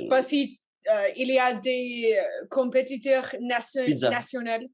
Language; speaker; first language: French; non-native, learner; English